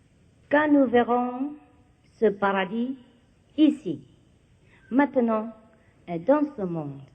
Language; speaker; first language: French; non-native, learner; Vietnamese